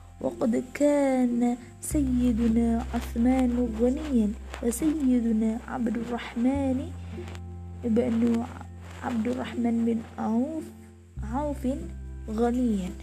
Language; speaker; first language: Arabic; non-native, learner; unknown